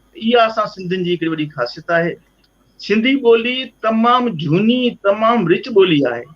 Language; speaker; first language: Sindhi; early bilingual, heritage; Sindhi